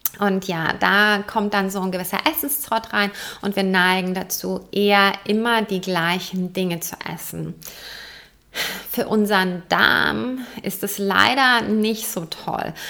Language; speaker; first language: German; native; German